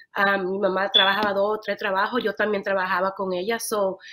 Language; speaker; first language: Spanish; early bilingual, heritage; Spanish